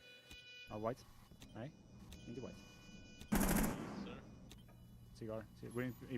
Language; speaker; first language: Swedish; native; Swedish